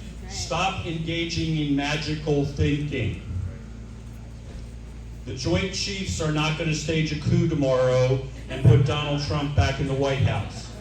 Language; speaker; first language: English; native; English